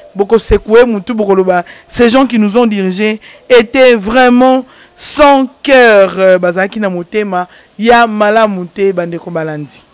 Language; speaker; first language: French; non-native, local second language; Lingala